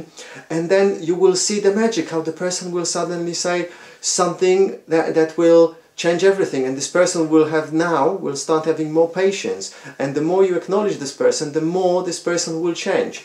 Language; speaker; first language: English; non-native, fluent; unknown